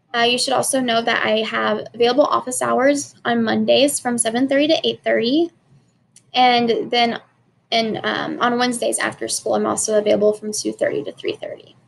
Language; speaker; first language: English; native; English